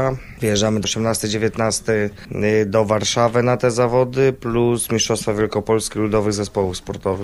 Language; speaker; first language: Polish; native; Polish